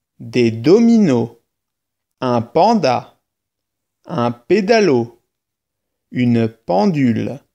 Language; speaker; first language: French; native; French